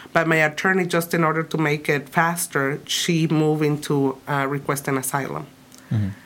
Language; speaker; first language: English; early bilingual, other home language; Spanish